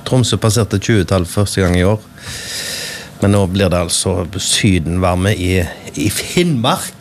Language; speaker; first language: Norwegian; native; Norwegian